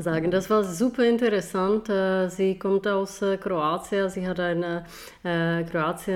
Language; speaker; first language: German; non-native, fluent; Czech